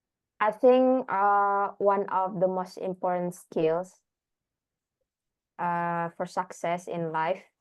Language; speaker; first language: English; non-native, learner; Indonesian